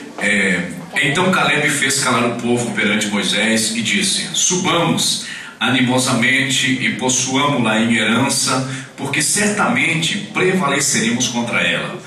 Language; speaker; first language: Portuguese; native; Portuguese